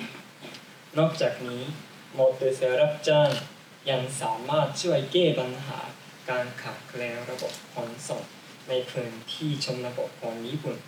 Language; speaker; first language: Thai; non-native, learner; Japanese